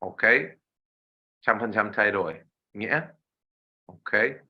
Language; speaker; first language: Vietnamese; non-native, learner; English